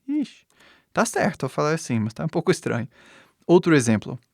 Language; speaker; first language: Portuguese; non-native, fluent; English